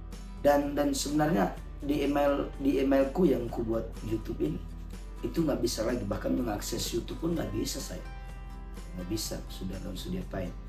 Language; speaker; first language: Indonesian; native; Indonesian